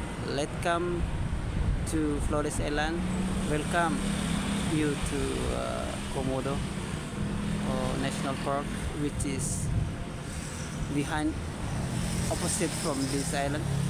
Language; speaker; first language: English; non-native, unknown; Indonesian